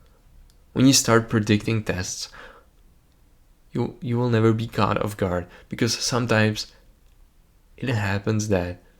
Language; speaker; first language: English; non-native, fluent; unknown